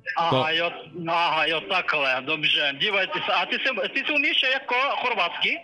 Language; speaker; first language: Czech; non-native, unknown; Ukrainian